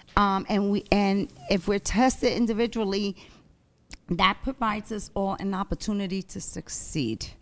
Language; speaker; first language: English; early bilingual, other home language; Spanish